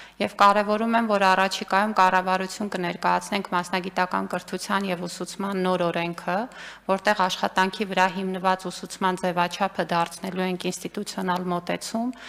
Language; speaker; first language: Armenian; native; Armenian